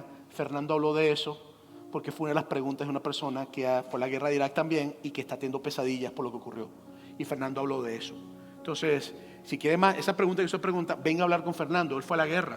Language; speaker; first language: Spanish; native; Spanish